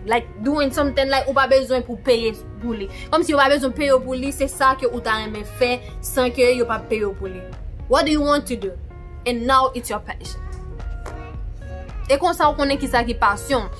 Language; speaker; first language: French; native; French